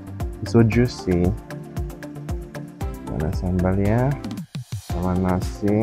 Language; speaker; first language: Indonesian; non-native, learner; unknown